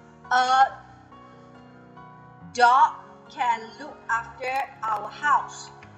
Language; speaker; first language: English; non-native, local second language; Chinese